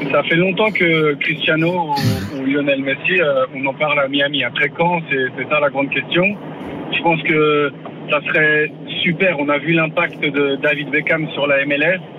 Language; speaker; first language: French; native; French